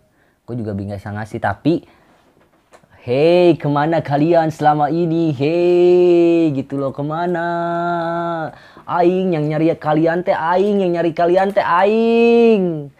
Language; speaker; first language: Indonesian; non-native, local second language; Sundanese